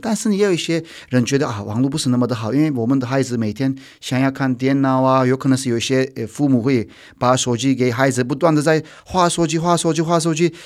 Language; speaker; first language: Chinese; non-native, fluent; Turkish